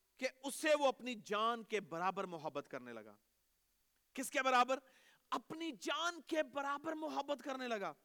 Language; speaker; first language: Urdu; native; Urdu